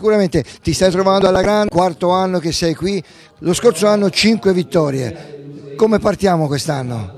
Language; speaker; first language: Italian; native; Italian